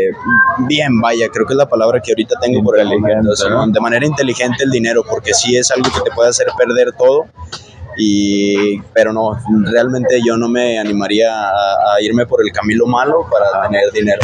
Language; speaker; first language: Spanish; native; Spanish